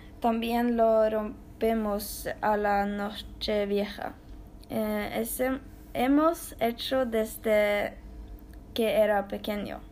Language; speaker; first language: Spanish; non-native, learner; Norwegian